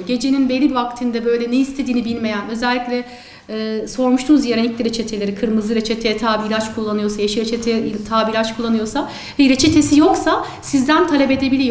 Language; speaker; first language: Turkish; native; Turkish